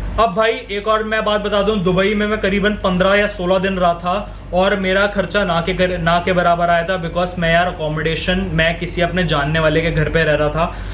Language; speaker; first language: Hindi; native; Hindi